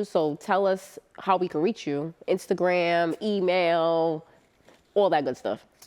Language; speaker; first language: English; native; English